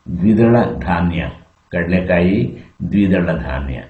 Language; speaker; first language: Kannada; native; Kannada